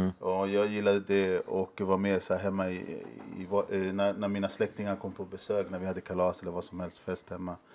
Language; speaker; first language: Swedish; early bilingual, other home language; Spanish